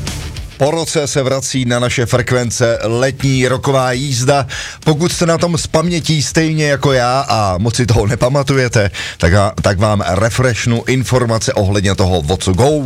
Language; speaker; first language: Czech; native; Czech